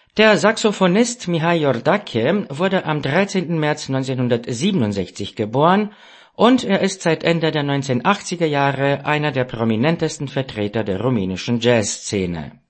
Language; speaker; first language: German; non-native, fluent; Romanian